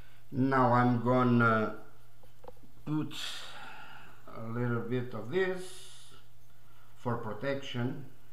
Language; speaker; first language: English; non-native, learner; Portuguese